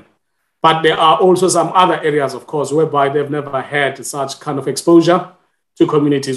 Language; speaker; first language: English; non-native, local second language; Xhosa